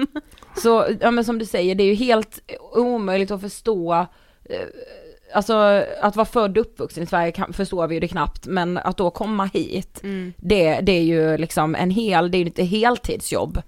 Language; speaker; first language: Swedish; native; Swedish